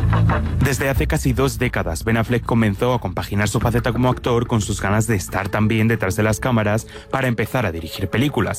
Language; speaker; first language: Spanish; native; Spanish